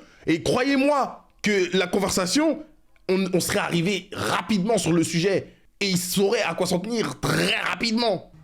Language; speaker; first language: French; native; French